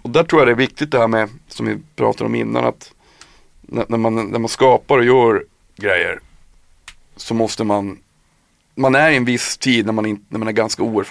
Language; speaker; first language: Swedish; native; Swedish